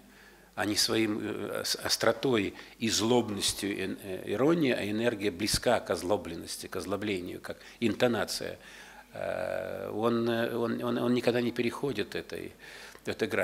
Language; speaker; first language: Russian; native; Russian